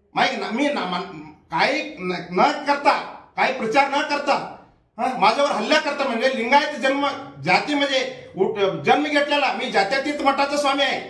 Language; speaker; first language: Marathi; non-native, local second language; Kannada